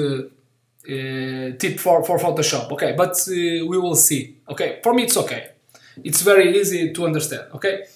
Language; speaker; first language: English; non-native, learner; Portuguese